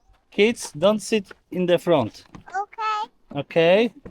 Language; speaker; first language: English; non-native, learner; Polish